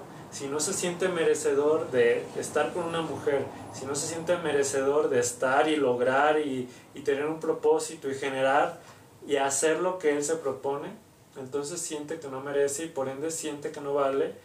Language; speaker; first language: Spanish; native; Spanish